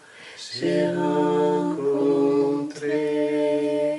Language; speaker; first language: French; non-native, fluent; Portuguese